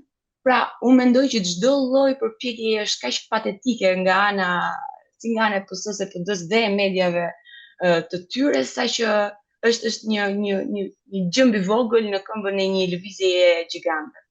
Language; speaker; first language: Albanian; native; Albanian